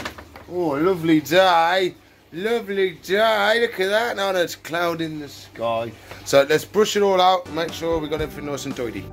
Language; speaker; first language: English; native; English